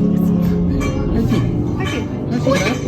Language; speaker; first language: Korean; native; Korean